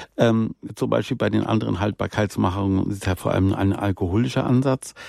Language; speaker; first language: German; native; German